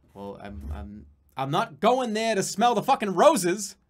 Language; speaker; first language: English; native; English